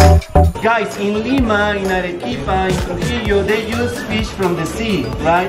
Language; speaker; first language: English; non-native, fluent; Spanish